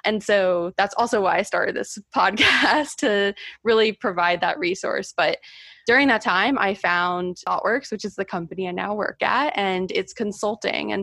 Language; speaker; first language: English; native; English